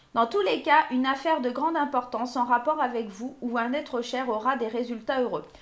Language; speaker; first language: French; native; French